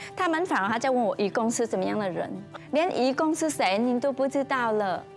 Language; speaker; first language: Chinese; non-native, fluent; Vietnamese